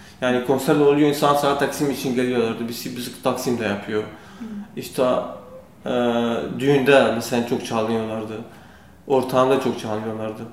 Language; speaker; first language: Turkish; non-native, learner; Kurdish